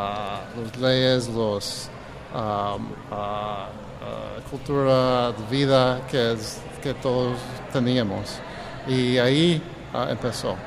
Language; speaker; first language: Spanish; early bilingual, heritage; English